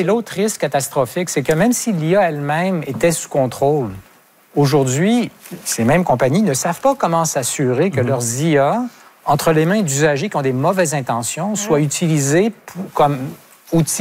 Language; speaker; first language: French; native; French